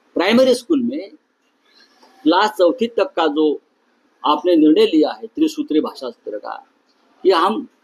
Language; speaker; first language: Hindi; non-native, local second language; Marathi